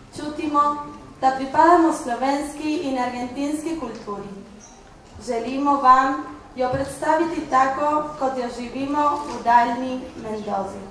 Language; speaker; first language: Slovenian; early bilingual, heritage; Slovenian